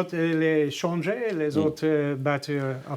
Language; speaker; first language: French; non-native, learner; English